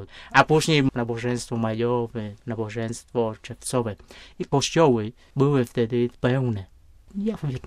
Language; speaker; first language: Polish; non-native, fluent; Vietnamese